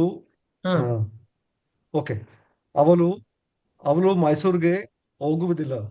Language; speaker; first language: Kannada; non-native, learner; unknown